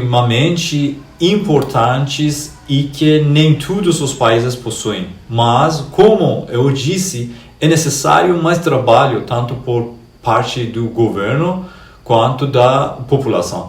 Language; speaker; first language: Portuguese; non-native, fluent; Persian